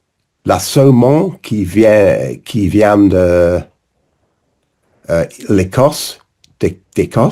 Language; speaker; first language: French; non-native, learner; English